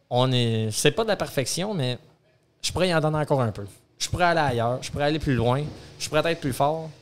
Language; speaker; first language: French; native; French